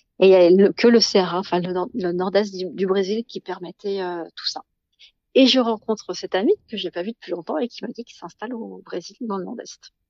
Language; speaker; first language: French; native; French